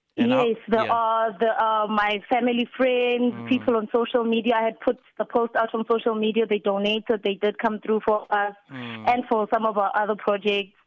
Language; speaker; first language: English; non-native, local second language; Southern Sotho